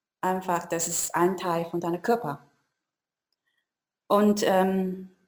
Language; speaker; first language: German; non-native, learner; Chinese